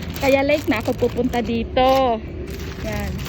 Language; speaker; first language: Filipino; native; Filipino